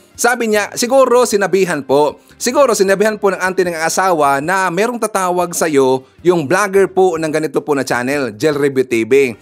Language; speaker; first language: Filipino; non-native, local second language; Cebuano